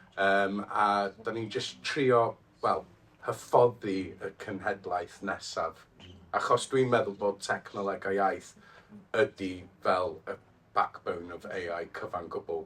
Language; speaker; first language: Welsh; non-native, fluent; English